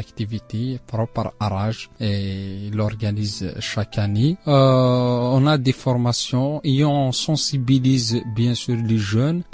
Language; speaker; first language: French; non-native, local second language; Arabic